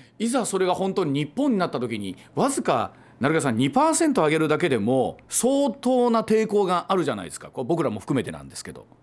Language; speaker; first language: Japanese; native; Japanese